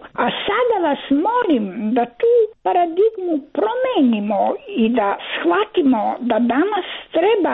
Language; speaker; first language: Croatian; native; Croatian